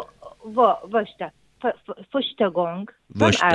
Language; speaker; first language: Swedish; non-native, learner; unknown